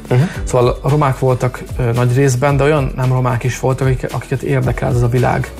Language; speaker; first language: Hungarian; native; Hungarian